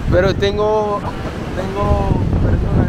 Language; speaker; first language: Spanish; non-native, learner; English